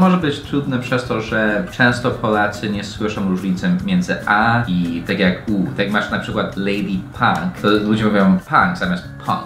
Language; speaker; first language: Polish; non-native, fluent; English